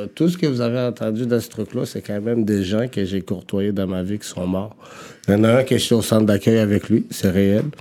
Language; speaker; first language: French; early bilingual, other home language; Rundi